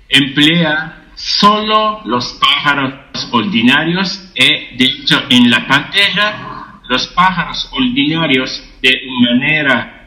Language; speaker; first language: Spanish; non-native, fluent; Japanese